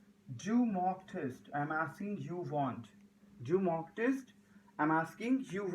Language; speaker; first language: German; non-native, learner; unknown